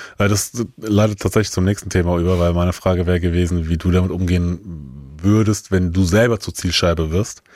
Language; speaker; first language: German; native; German